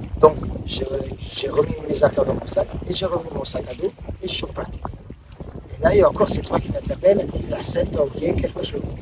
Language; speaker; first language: French; non-native, local second language; Arabic